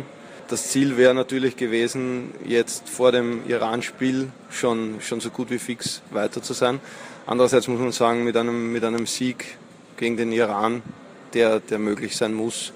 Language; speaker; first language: German; native; German